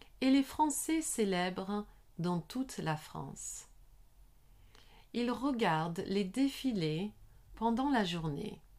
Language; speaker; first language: French; non-native, learner; English